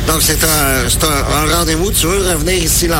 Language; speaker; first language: French; native; French